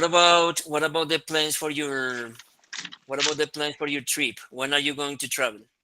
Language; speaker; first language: English; non-native, fluent; Spanish